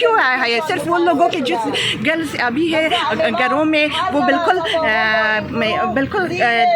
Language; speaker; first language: Hindi; non-native, fluent; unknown